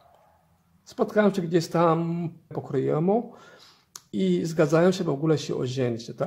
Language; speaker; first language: Polish; non-native, fluent; Somali